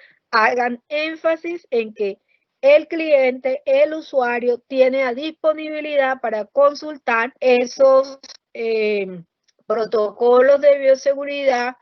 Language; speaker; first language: Spanish; native; Spanish